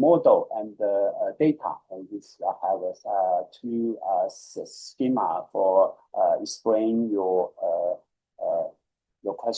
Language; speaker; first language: English; non-native, learner; Chinese